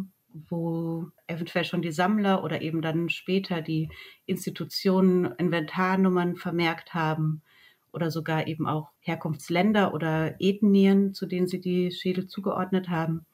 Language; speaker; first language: German; native; German